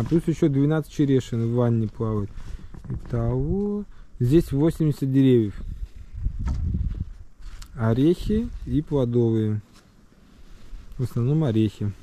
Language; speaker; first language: Russian; native; Russian